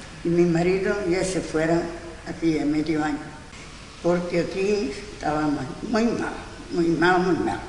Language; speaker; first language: Spanish; non-native, local second language; Galician